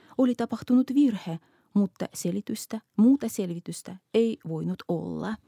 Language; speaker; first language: Finnish; non-native, fluent; Russian